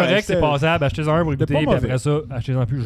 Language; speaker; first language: French; native; French